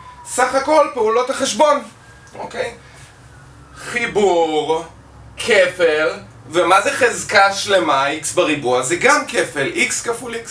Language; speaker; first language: Hebrew; native; Hebrew